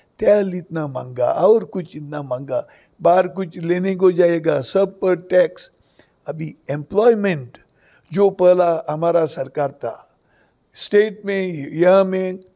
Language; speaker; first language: Hindi; non-native, local second language; Konkani